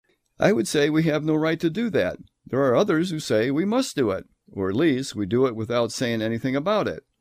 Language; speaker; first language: English; native; English